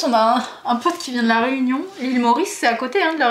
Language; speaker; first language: French; native; French